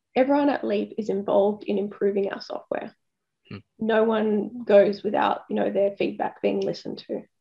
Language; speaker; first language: English; native; English